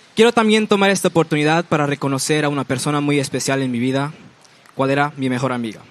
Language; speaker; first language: Spanish; early bilingual, heritage; Spanish